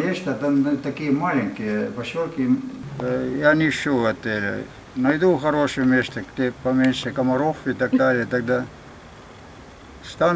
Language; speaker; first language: Russian; non-native, fluent; Estonian